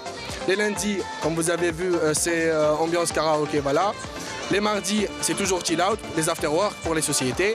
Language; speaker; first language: French; native; French